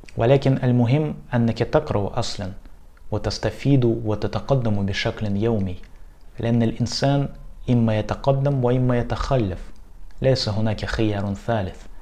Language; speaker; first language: Arabic; non-native, fluent; Russian